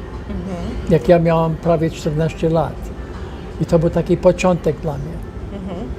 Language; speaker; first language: Polish; non-native, fluent; English